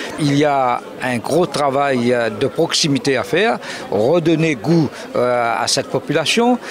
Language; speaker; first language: French; native; French